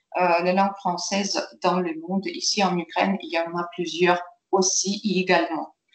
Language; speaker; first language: French; non-native, fluent; Ukrainian